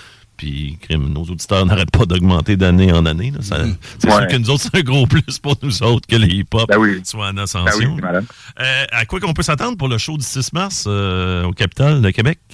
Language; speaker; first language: French; native; French